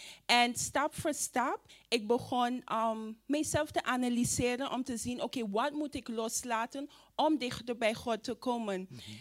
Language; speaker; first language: Dutch; non-native, fluent; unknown